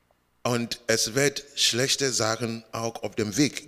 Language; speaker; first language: German; non-native, learner; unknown